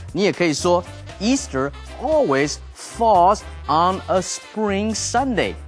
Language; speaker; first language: English; non-native, fluent; Chinese